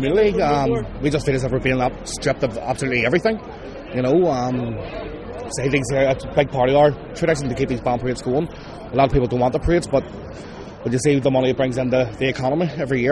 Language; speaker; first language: English; native; English